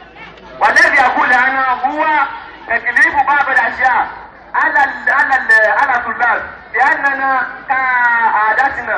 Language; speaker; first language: Arabic; non-native, learner; Yoruba